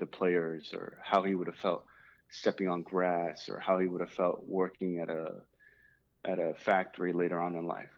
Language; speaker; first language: English; native; English